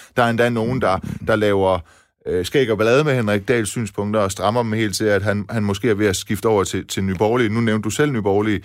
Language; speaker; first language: Danish; early bilingual, other home language; Persian